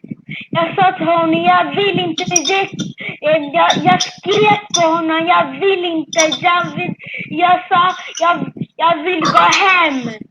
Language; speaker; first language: Swedish; early bilingual, other home language; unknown